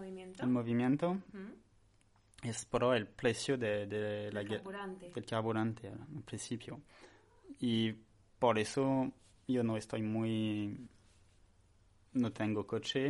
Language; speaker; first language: Spanish; non-native, learner; French